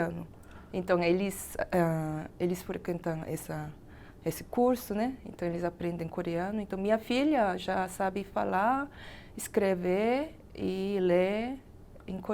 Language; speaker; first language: Portuguese; non-native, fluent; Korean